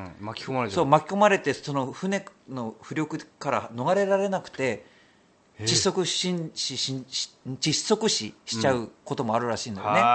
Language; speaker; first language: Japanese; native; Japanese